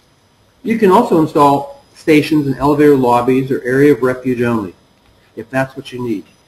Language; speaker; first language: English; native; English